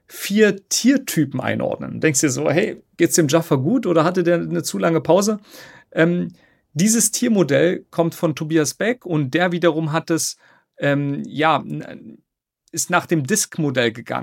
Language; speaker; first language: German; native; German